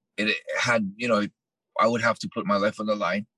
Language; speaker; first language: English; native; English